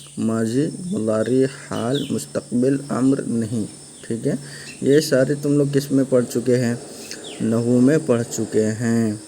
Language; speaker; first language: Urdu; native; Urdu